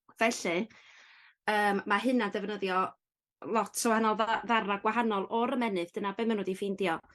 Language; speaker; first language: Welsh; native; Welsh